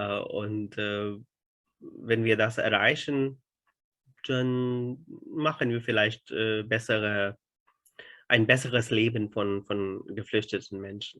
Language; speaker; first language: German; non-native, fluent; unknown